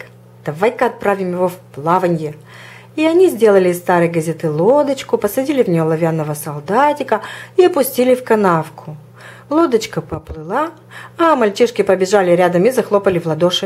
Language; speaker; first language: Russian; native; Russian